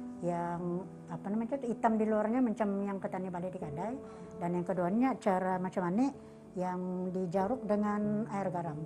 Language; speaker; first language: Malay; native; Malay